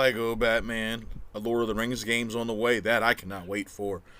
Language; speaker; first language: English; native; English